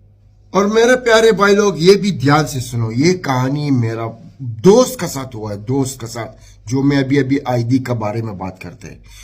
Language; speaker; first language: Hindi; non-native, fluent; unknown